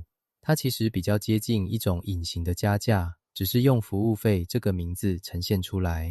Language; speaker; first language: Chinese; native; Chinese